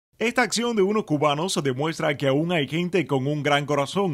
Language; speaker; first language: Spanish; native; Spanish